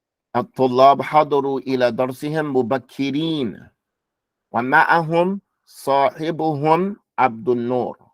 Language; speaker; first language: Arabic; non-native, fluent; English